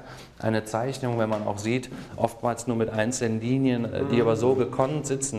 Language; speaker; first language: German; native; German